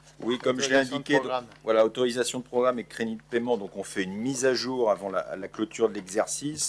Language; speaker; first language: French; native; French